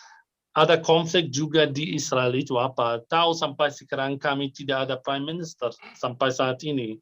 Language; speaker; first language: Indonesian; non-native, fluent; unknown